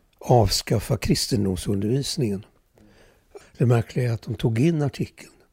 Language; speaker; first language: Swedish; early bilingual, other home language; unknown